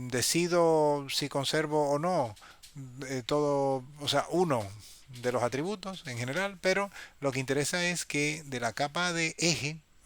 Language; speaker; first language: Spanish; native; Spanish